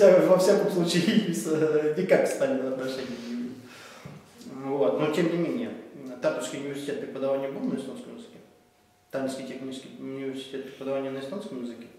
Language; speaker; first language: Russian; native; Russian